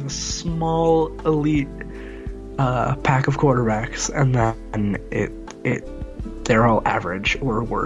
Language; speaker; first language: English; native; English